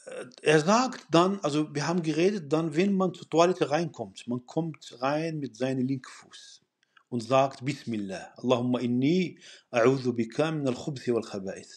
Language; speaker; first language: German; non-native, fluent; Arabic